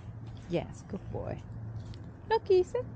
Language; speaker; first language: English; non-native, fluent; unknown